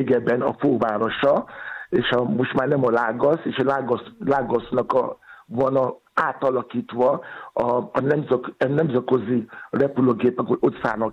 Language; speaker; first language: Hungarian; non-native, learner; Yoruba